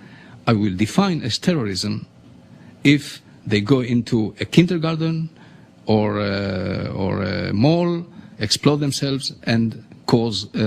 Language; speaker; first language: English; non-native, fluent; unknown